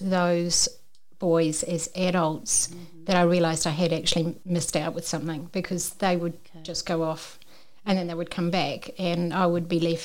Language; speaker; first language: English; native; English